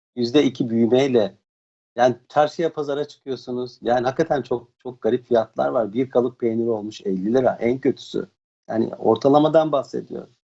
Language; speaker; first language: Turkish; native; Turkish